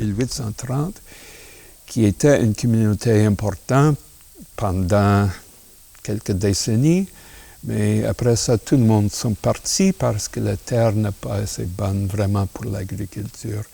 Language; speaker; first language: French; non-native, local second language; English